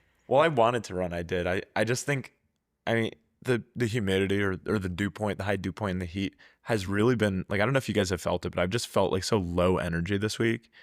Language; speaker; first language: English; native; English